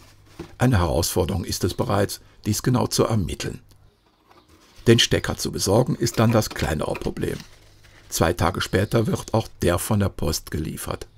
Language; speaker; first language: German; native; German